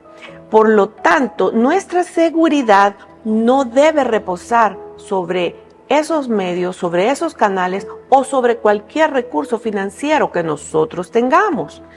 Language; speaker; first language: Spanish; native; Spanish